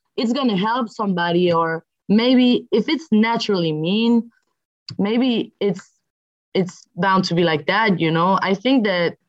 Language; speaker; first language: English; non-native, fluent; French